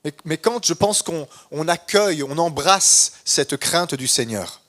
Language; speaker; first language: French; native; French